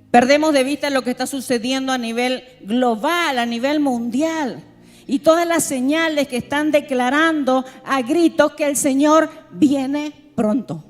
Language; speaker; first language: Spanish; native; Spanish